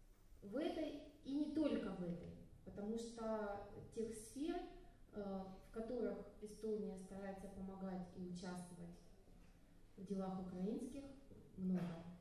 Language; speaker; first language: Russian; native; Russian